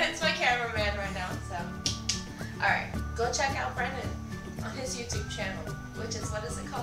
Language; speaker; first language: English; native; English